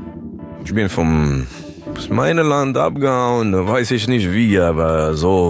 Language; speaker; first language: German; non-native, learner; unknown